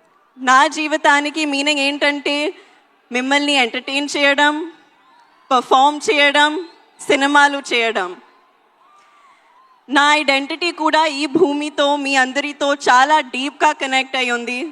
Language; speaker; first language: Telugu; non-native, learner; Hindi